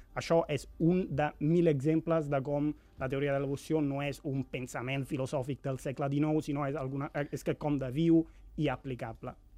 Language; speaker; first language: Catalan; non-native, fluent; Italian